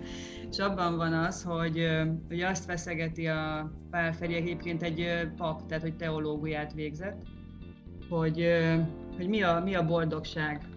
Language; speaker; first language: Hungarian; native; Hungarian